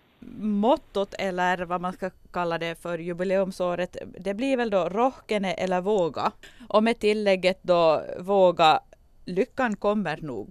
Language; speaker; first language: Swedish; native; Swedish